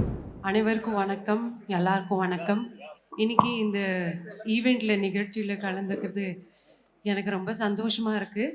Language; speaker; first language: Tamil; non-native, fluent; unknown